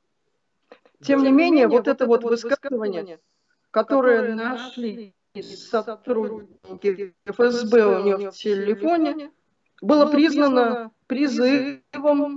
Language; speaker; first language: Russian; native; Russian